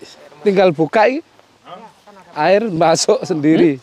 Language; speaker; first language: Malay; non-native, local second language; Javanese